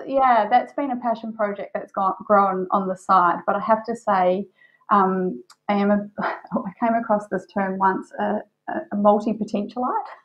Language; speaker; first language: English; native; English